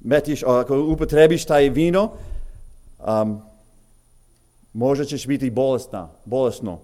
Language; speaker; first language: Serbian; early bilingual, heritage; English